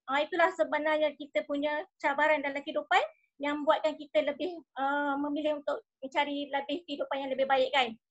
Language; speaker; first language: Malay; native; Malay